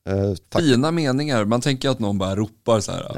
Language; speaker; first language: Swedish; native; Swedish